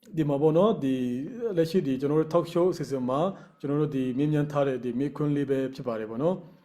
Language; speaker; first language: Burmese; non-native, local second language; Hakha Chin